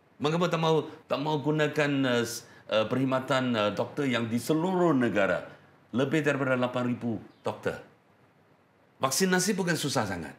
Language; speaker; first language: Malay; non-native, local second language; Chinese